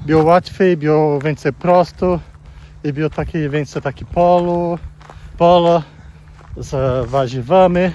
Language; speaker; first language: Polish; non-native, learner; Portuguese